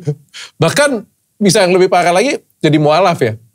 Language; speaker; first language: Indonesian; native; Indonesian